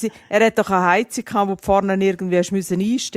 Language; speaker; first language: German; native; German